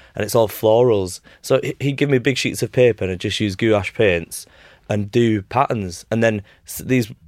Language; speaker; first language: English; native; English